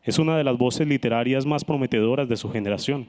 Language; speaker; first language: Spanish; native; Spanish